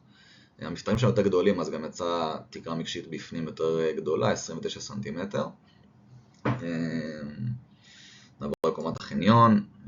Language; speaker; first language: Hebrew; native; Hebrew